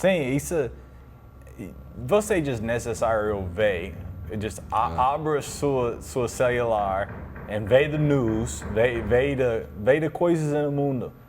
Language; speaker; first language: Portuguese; non-native, learner; English